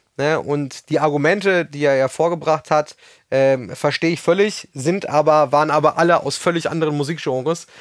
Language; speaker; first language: German; native; German